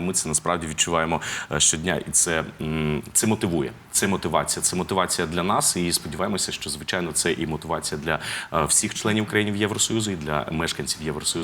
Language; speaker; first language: Ukrainian; native; Ukrainian